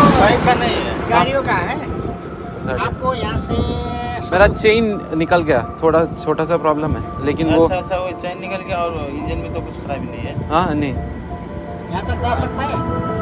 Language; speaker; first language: Hindi; non-native, local second language; Malayalam